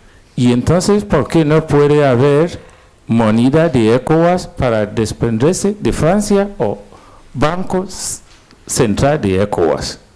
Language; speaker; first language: Spanish; non-native, fluent; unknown